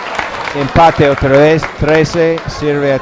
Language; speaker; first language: Spanish; non-native, learner; English